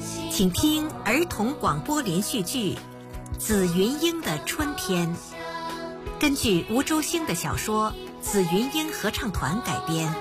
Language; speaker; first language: Chinese; native; Chinese